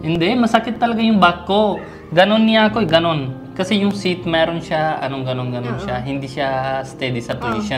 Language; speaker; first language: Filipino; non-native, learner; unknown